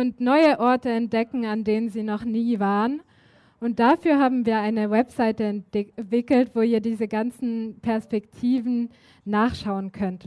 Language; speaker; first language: German; native; German